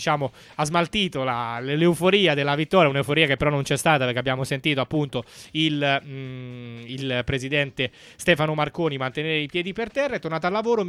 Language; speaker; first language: Italian; native; Italian